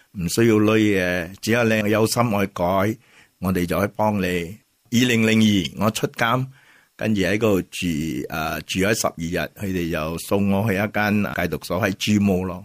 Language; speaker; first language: Cantonese; native; Cantonese